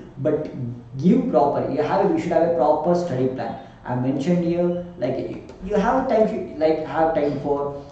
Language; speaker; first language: English; non-native, local second language; Kannada